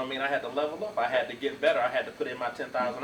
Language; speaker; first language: English; native; English